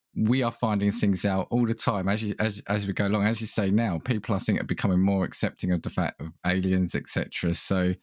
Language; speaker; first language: English; early bilingual, other home language; Italian